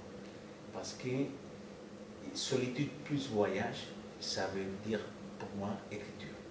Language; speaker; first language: French; non-native, fluent; Spanish